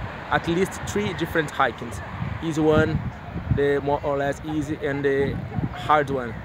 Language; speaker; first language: English; non-native, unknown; Portuguese